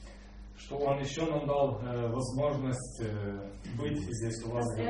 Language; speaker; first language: Russian; non-native, local second language; Ukrainian